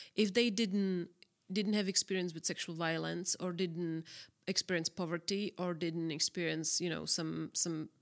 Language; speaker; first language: English; non-native, fluent; Czech